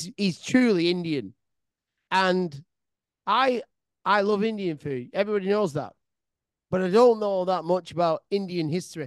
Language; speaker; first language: English; native; English